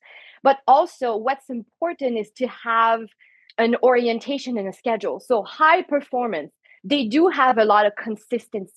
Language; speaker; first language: English; non-native, fluent; French